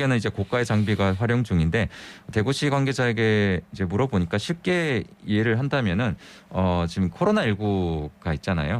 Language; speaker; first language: Korean; native; Korean